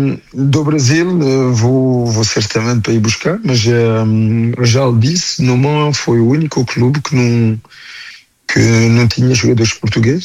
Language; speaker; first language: Portuguese; early bilingual, heritage; French